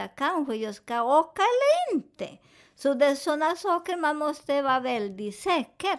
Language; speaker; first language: Swedish; non-native, learner; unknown